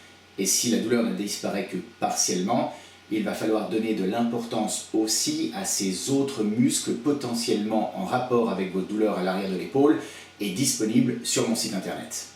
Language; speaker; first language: French; native; French